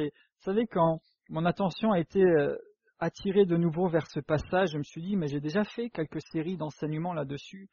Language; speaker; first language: French; native; French